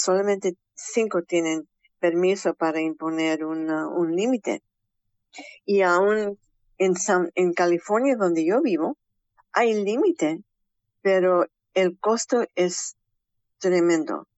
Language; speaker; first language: Spanish; early bilingual, heritage; Spanish